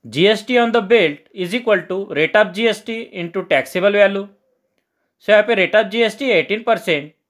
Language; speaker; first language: Hindi; non-native, local second language; Marathi